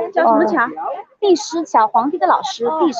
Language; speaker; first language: Chinese; native; Chinese